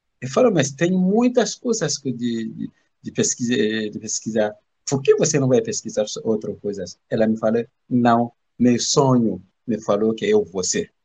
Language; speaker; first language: Portuguese; non-native, learner; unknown